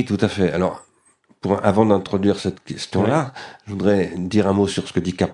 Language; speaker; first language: French; native; French